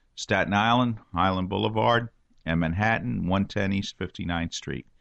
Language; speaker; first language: English; native; English